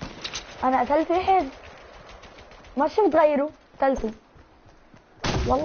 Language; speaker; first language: Arabic; native; Arabic